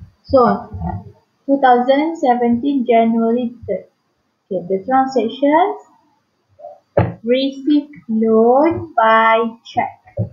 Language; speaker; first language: English; non-native, local second language; Malay